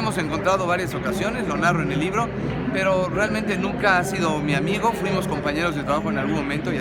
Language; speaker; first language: Spanish; native; Spanish